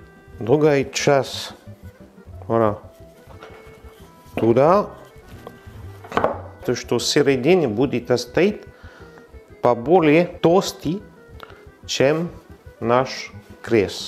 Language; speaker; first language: Russian; non-native, learner; French